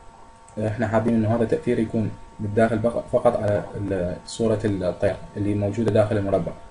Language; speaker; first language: Arabic; native; Arabic